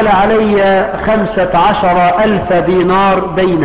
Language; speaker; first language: Arabic; native; Arabic